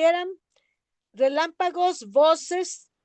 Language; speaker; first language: Spanish; native; Spanish